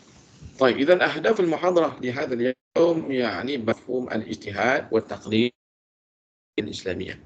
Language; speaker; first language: Arabic; non-native, fluent; Malay